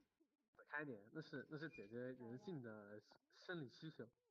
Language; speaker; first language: Chinese; non-native, fluent; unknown